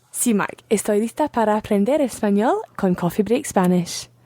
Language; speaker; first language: Spanish; non-native, learner; English